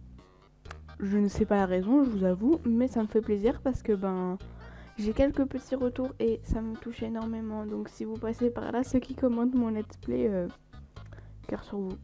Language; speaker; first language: French; native; French